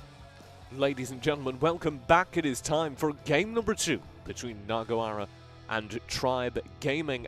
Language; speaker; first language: English; native; English